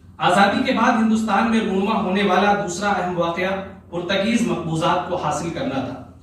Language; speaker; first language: Urdu; native; Urdu